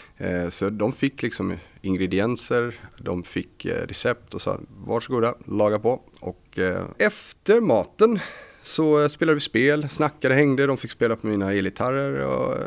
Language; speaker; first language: Swedish; native; Swedish